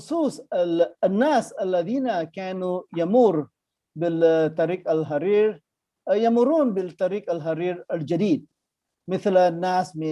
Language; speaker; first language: Arabic; non-native, fluent; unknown